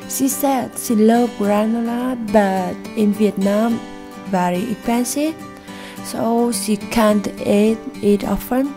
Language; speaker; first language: English; non-native, learner; Vietnamese